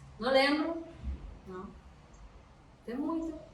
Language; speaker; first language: Portuguese; non-native, learner; Spanish